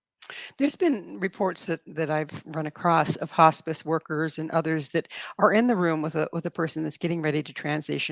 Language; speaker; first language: English; native; English